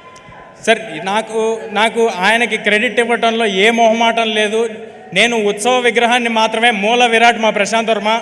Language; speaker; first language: Telugu; native; Telugu